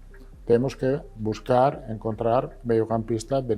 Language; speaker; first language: Portuguese; non-native, learner; Italian